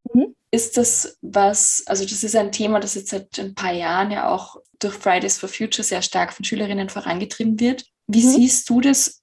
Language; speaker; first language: German; native; German